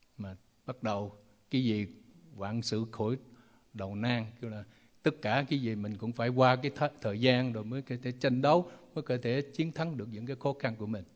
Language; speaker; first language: Vietnamese; non-native, local second language; Chinese